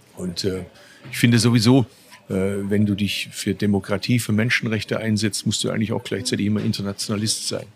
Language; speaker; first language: German; early bilingual, other home language; Turkish